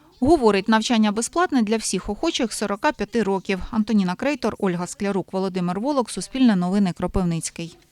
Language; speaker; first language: Ukrainian; native; Ukrainian